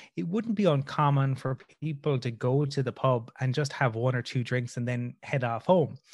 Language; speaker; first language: English; native; English